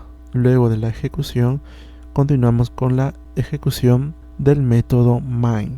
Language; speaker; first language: Spanish; native; Spanish